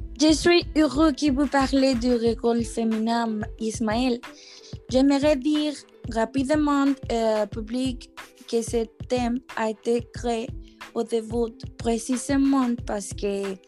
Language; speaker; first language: French; non-native, learner; Spanish